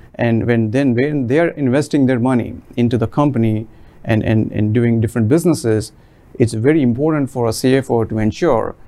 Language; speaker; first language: English; non-native, local second language; Gujarati